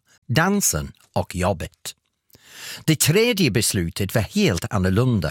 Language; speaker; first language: Swedish; non-native, fluent; English